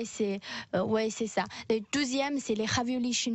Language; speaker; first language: French; non-native, learner; Chinese